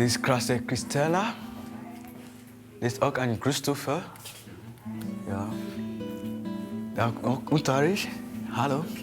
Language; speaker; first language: German; non-native, learner; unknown